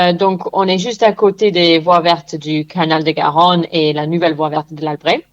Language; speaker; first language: French; non-native, fluent; English